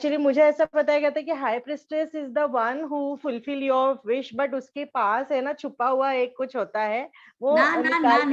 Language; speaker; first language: Hindi; native; Hindi